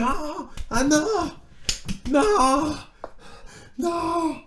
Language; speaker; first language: French; native; French